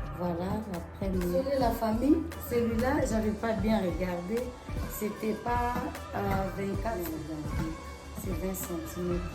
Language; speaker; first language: French; non-native, local second language; Lingala